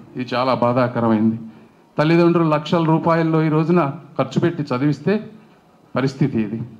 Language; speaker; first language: Telugu; native; Telugu